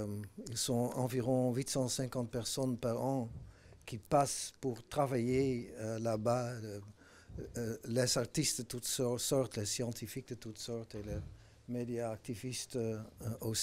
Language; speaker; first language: French; non-native, fluent; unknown